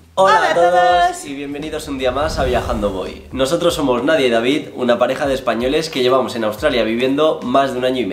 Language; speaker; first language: Spanish; native; Spanish